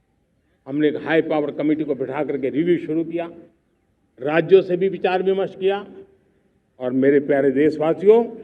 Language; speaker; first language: Hindi; non-native, local second language; Gujarati